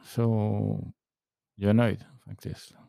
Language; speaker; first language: Swedish; early bilingual, heritage; English